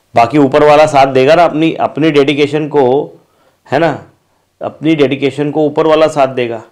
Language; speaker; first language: Hindi; non-native, local second language; Marathi